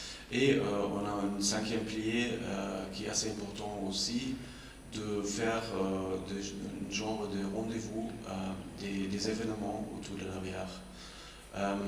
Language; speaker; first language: French; non-native, fluent; German